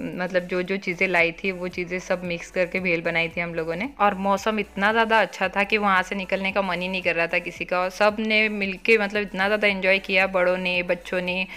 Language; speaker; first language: Hindi; non-native, local second language; Marathi